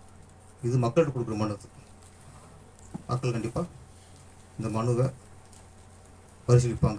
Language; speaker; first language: Tamil; native; Tamil